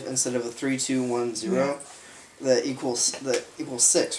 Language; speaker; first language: English; native; English